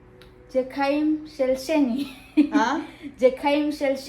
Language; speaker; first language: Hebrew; non-native, learner; Gujarati